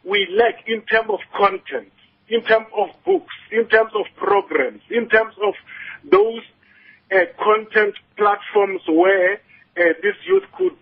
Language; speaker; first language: English; non-native, local second language; Northern Sotho